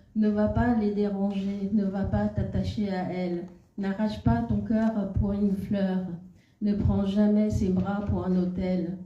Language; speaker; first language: French; non-native, fluent; Khmer